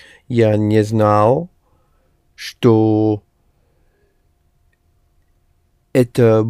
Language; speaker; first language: Russian; non-native, learner; English